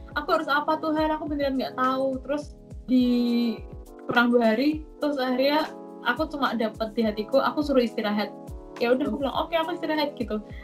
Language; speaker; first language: Indonesian; native; Indonesian